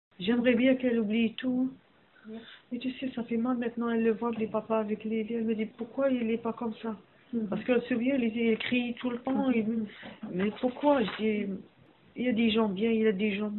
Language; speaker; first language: French; non-native, learner; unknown